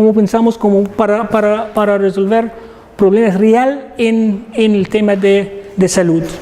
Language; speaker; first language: Spanish; non-native, learner; Arabic